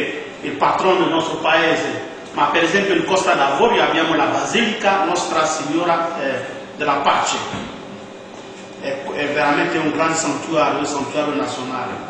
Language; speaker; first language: Italian; non-native, fluent; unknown